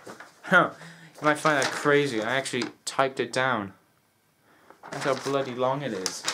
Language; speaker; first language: English; native; English